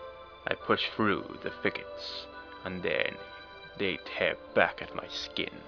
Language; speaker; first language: English; native; English